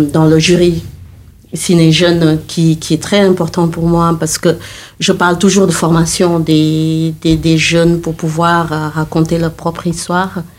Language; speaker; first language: French; non-native, local second language; Wolof